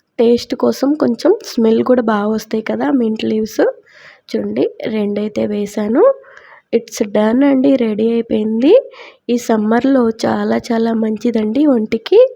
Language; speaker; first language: Telugu; native; Telugu